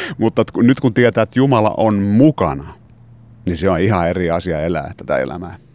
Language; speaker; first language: Finnish; non-native, local second language; Swedish